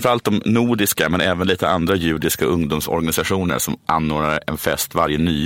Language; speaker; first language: Swedish; native; Swedish